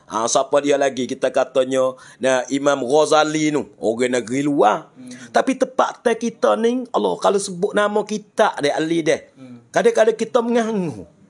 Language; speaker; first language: Malay; native; Malay